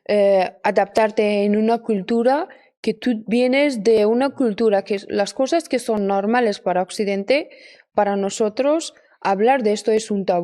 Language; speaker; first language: Spanish; non-native, fluent; Persian